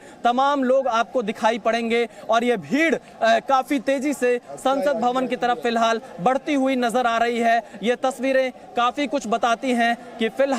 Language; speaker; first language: Hindi; native; Hindi